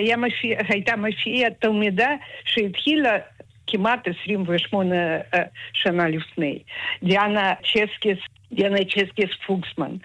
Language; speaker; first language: Hebrew; non-native, fluent; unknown